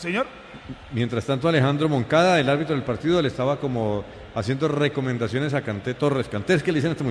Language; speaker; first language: Spanish; native; Spanish